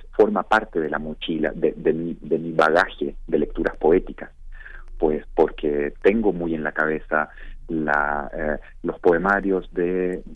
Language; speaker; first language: Spanish; native; Spanish